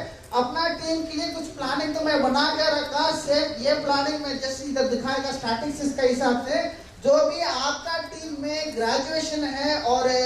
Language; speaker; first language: Hindi; non-native, local second language; Tamil